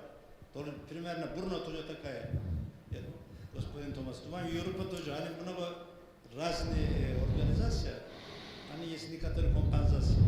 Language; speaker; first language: Russian; non-native, learner; Turkish